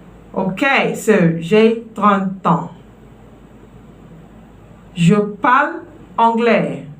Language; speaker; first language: French; non-native, fluent; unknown